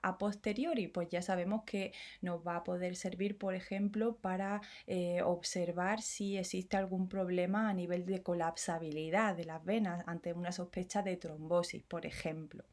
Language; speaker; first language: Spanish; native; Spanish